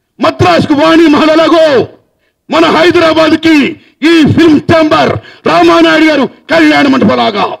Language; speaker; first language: Telugu; native; Telugu